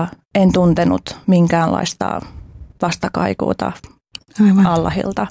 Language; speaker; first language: Finnish; early bilingual, other home language; Albanian